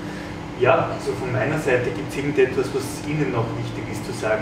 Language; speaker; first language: German; native; German